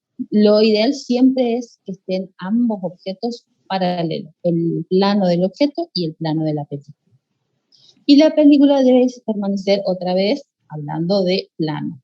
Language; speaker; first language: Spanish; native; Spanish